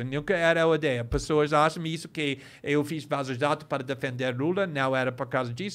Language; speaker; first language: Portuguese; non-native, fluent; English